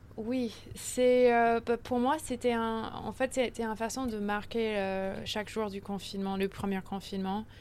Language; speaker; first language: French; early bilingual, heritage; French